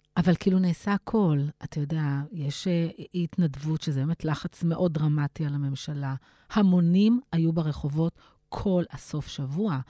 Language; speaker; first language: Hebrew; native; Hebrew